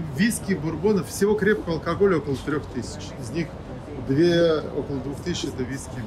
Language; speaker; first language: Russian; native; Russian